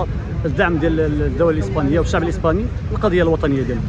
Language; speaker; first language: Arabic; native; Arabic